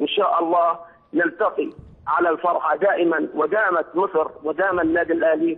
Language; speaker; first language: Arabic; native; Arabic